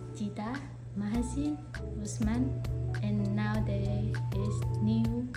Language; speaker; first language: English; non-native, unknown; Vietnamese